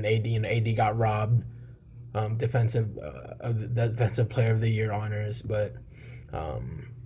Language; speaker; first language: English; early bilingual, other home language; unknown